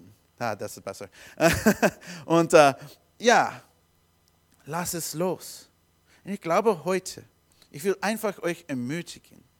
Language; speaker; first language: German; non-native, learner; English